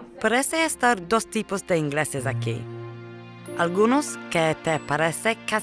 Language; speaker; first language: Spanish; non-native, fluent; English